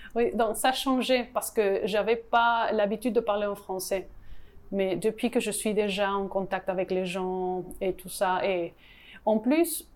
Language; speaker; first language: French; non-native, learner; Spanish